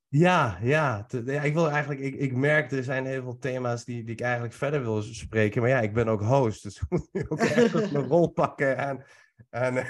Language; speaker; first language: Dutch; early bilingual, other home language; Persian